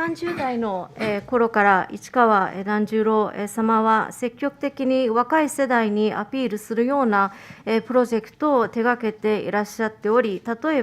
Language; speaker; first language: Japanese; native; Japanese